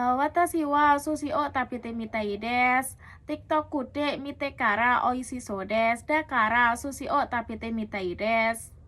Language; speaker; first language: Japanese; non-native, learner; Indonesian